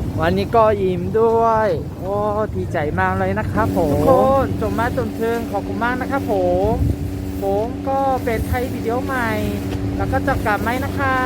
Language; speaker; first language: Thai; non-native, learner; Korean